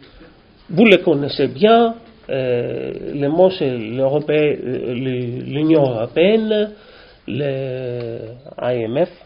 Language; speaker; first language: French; non-native, learner; Greek